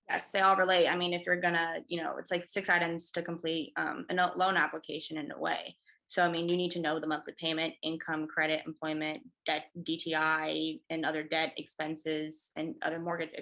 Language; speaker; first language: English; native; English